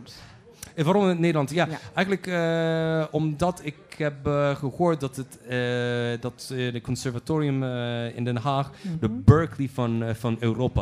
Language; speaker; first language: Dutch; non-native, fluent; Polish